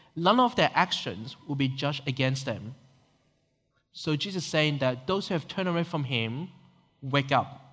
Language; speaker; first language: English; non-native, local second language; Cantonese